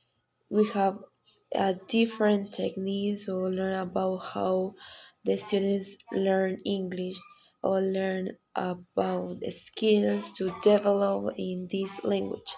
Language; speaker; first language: English; non-native, learner; Spanish